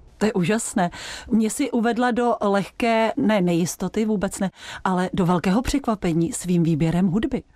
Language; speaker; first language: Czech; native; Czech